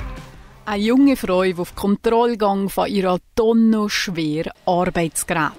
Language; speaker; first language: German; native; German